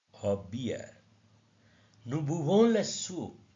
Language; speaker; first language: French; non-native, learner; Nepali